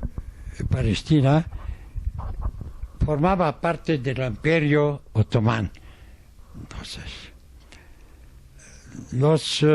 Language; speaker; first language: Spanish; non-native, fluent; Arabic